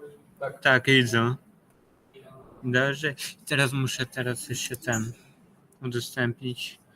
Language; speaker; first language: Polish; non-native, fluent; Ukrainian